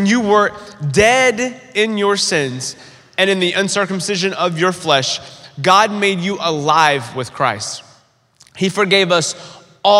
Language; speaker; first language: English; native; English